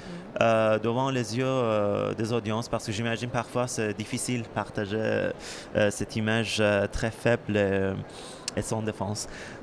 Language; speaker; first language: French; non-native, fluent; Persian